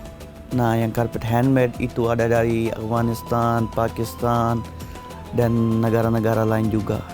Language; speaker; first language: Indonesian; non-native, learner; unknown